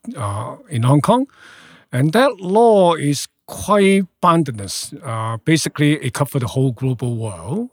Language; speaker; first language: English; non-native, local second language; Cantonese